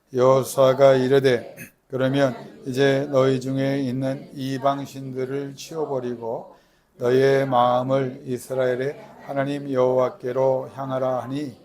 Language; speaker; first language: Korean; native; Korean